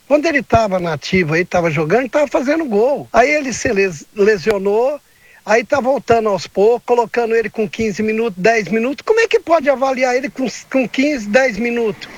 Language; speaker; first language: Portuguese; native; Portuguese